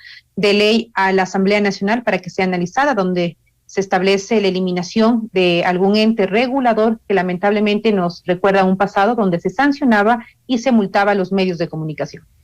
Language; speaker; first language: Spanish; native; Spanish